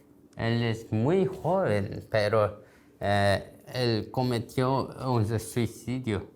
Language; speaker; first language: Spanish; non-native, learner; Korean